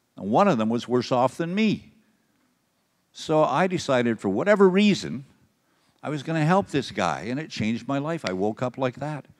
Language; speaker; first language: English; native; English